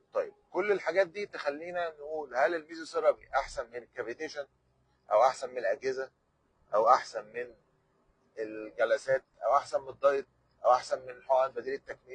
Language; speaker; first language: Arabic; native; Arabic